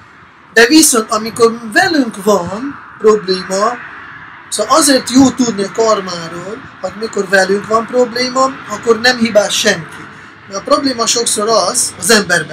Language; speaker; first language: Hungarian; non-native, fluent; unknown